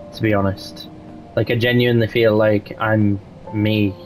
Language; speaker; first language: English; native; English